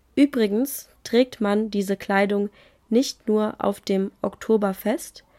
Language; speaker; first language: German; native; German